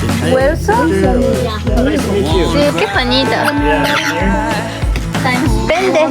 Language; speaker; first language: Spanish; non-native, learner; Chinese